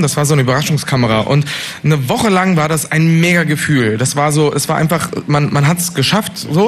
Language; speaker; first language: German; native; German